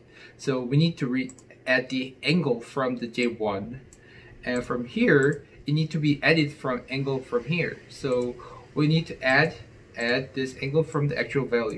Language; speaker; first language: English; non-native, fluent; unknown